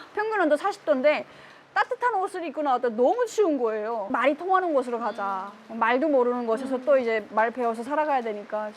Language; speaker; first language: Korean; native; Korean